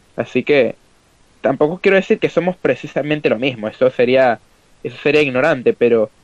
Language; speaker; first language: Spanish; native; Spanish